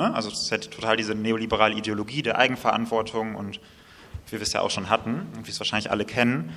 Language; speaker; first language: German; native; German